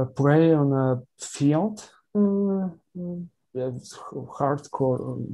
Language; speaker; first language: English; non-native, learner; Ukrainian